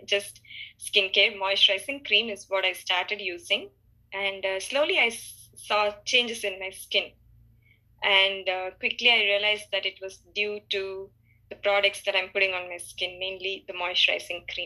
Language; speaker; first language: English; non-native, local second language; Tamil